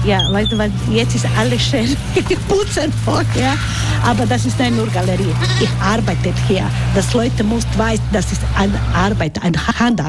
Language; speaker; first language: German; non-native, learner; Croatian